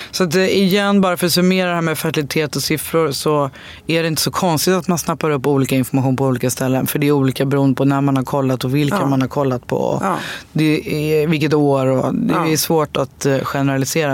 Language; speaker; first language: Swedish; native; Swedish